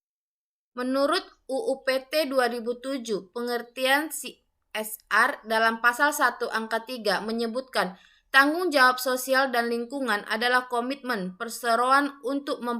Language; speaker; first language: Indonesian; native; Indonesian